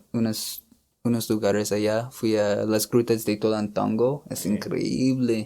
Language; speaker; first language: Spanish; non-native, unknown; English